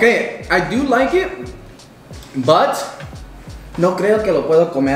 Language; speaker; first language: Spanish; non-native, learner; English